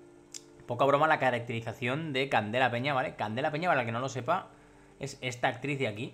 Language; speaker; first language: Spanish; native; Spanish